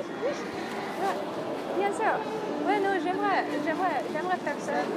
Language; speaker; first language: French; non-native, learner; Hungarian